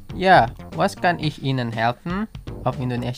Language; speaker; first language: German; non-native, fluent; Indonesian